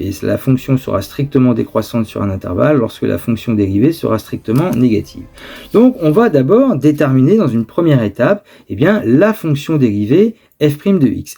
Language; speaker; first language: French; native; French